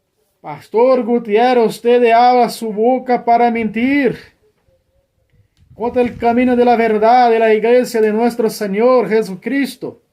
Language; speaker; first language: Spanish; non-native, learner; Portuguese